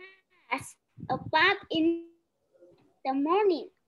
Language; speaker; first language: English; non-native, learner; Vietnamese